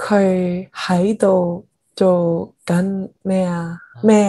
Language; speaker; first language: Cantonese; non-native, learner; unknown